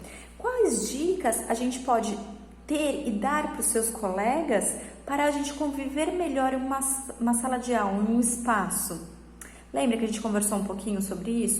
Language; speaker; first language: Portuguese; native; Portuguese